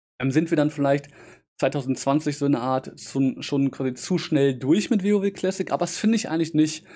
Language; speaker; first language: German; native; German